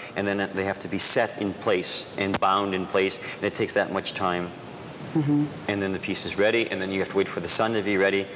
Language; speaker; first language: English; native; English